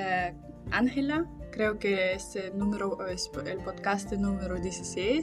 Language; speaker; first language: Spanish; non-native, fluent; Russian